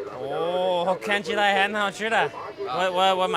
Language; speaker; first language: Chinese; non-native, learner; English